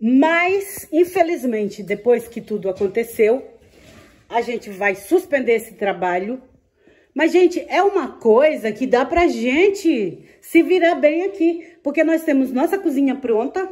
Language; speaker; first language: Portuguese; native; Portuguese